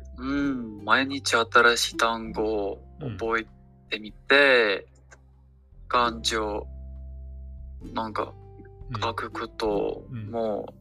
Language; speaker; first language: Japanese; non-native, learner; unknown